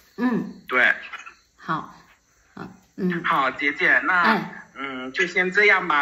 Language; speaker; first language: Chinese; native; Chinese